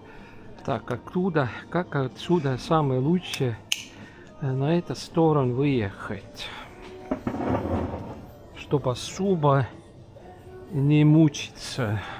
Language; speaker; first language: Russian; non-native, local second language; Estonian